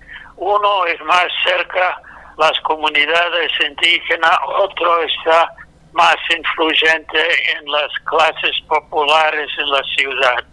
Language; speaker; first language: Spanish; non-native, fluent; English